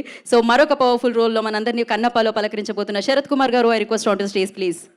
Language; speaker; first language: Telugu; native; Telugu